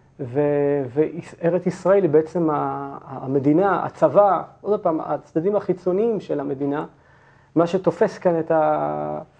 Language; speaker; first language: Hebrew; early bilingual, other home language; Turkish